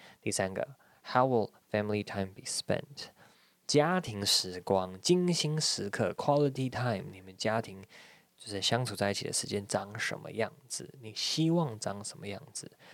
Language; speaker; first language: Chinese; native; Chinese